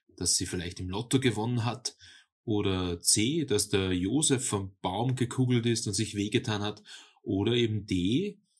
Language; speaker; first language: German; native; German